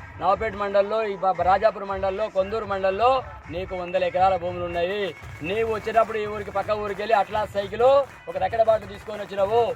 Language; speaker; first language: Telugu; native; Telugu